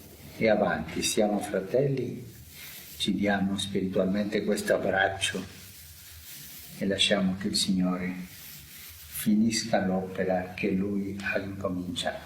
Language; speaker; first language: Italian; non-native, fluent; Spanish